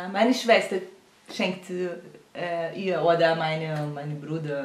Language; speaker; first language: German; non-native, learner; Portuguese